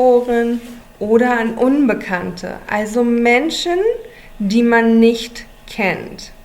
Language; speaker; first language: German; non-native, fluent; English